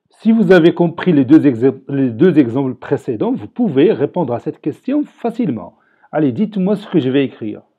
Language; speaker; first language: French; non-native, local second language; Arabic